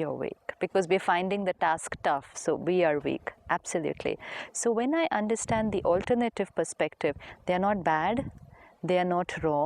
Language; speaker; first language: English; non-native, local second language; Hindi